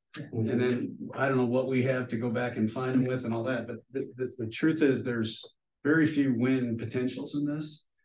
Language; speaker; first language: English; native; English